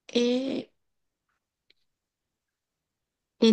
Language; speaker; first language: French; non-native, learner; Bangla